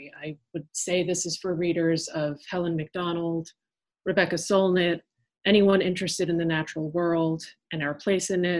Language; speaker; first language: English; early bilingual, other home language; French